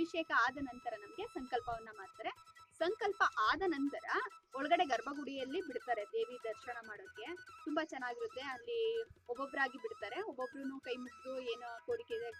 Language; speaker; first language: Kannada; native; Kannada